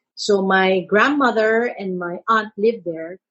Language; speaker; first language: English; non-native, local second language; Filipino